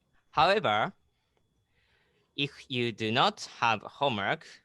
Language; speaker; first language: English; non-native, learner; Japanese